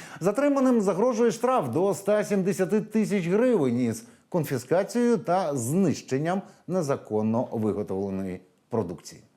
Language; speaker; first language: Ukrainian; native; Ukrainian